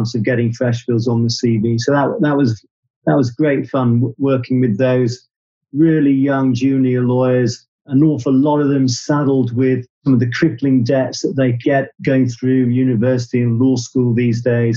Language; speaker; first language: English; native; English